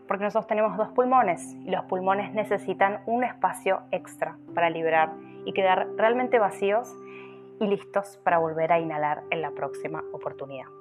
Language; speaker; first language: Spanish; native; Spanish